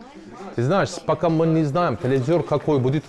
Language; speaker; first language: Russian; non-native, learner; Turkish